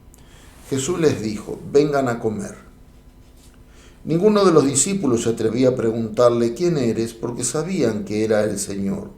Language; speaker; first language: Spanish; native; Spanish